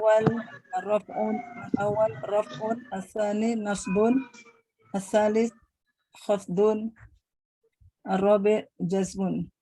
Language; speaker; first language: Arabic; non-native, learner; Indonesian